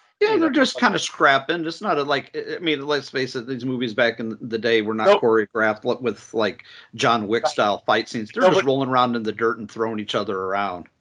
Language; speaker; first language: English; native; English